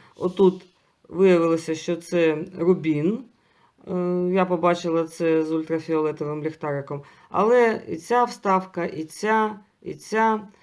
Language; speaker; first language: Ukrainian; non-native, local second language; Russian